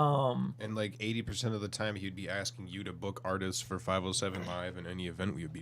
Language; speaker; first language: English; native; English